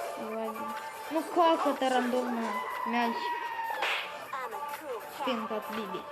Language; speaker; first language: Russian; non-native, local second language; Ukrainian